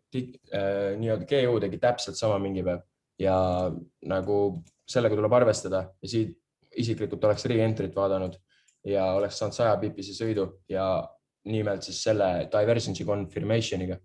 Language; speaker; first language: Estonian; native; Estonian